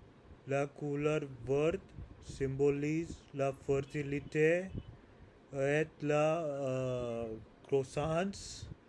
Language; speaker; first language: French; non-native, learner; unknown